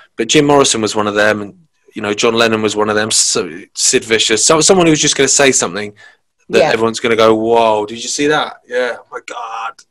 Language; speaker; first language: English; native; English